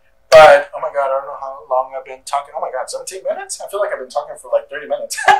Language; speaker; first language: English; early bilingual, other home language; Spanish